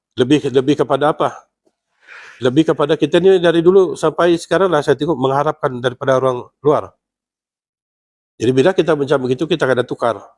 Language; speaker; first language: Malay; non-native, local second language; Central Dusun